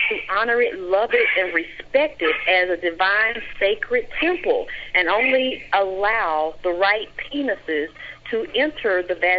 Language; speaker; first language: English; native; English